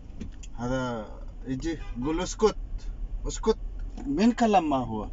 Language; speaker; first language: Arabic; non-native, learner; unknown